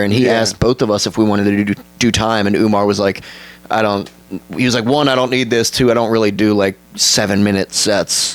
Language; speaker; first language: English; native; English